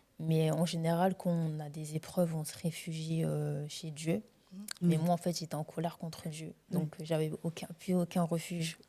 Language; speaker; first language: French; early bilingual, other home language; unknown